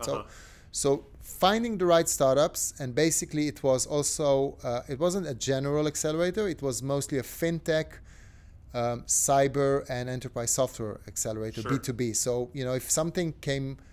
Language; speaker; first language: English; non-native, fluent; Hebrew